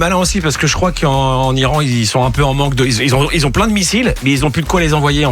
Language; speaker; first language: French; native; French